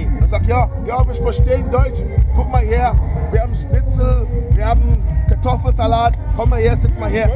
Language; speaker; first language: German; non-native, fluent; English